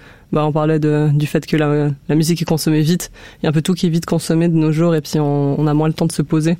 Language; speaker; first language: French; native; French